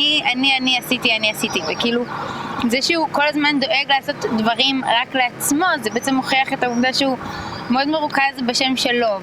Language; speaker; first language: Hebrew; native; Hebrew